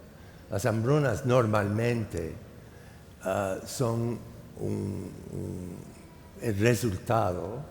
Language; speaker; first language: Spanish; non-native, fluent; English